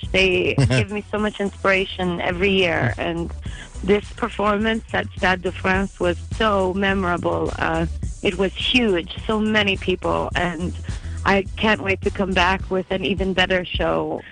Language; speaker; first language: English; native; English